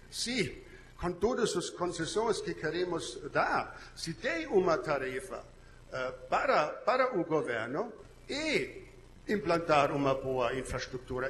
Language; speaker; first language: Portuguese; non-native, fluent; German